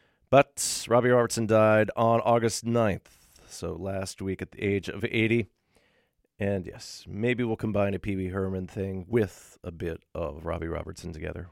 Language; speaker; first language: English; native; English